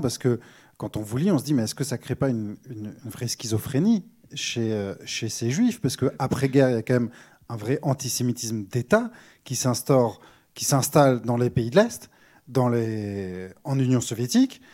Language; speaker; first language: French; native; French